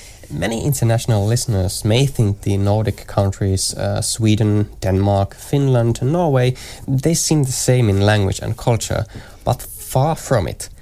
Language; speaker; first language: English; non-native, fluent; Finnish